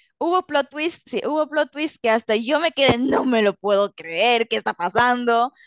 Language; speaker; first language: Spanish; early bilingual, other home language; Italian